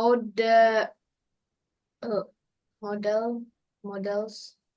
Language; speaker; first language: English; non-native, learner; Indonesian